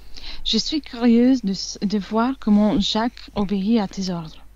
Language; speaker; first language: French; non-native, fluent; Italian